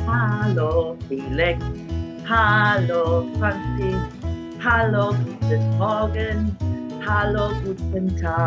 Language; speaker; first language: German; non-native, fluent; English